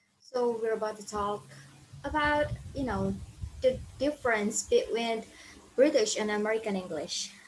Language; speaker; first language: English; non-native, fluent; Indonesian